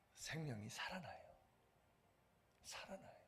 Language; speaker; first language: Korean; native; Korean